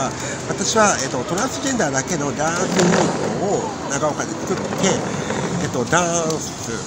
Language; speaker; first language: Japanese; native; Japanese